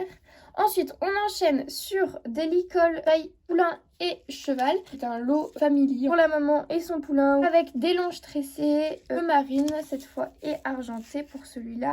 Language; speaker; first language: French; native; French